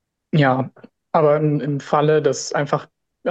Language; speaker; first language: German; native; German